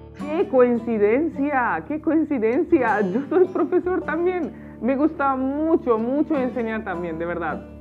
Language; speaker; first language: Spanish; non-native, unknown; Hindi